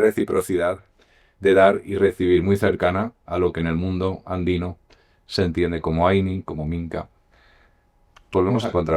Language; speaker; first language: Spanish; native; Spanish